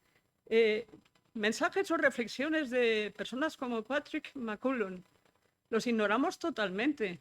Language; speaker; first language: Spanish; native; Spanish